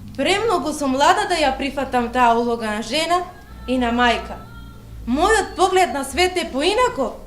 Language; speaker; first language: Macedonian; non-native, local second language; Romany